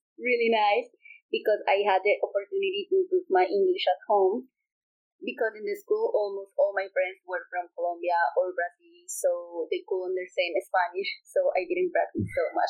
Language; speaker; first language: English; non-native, fluent; Spanish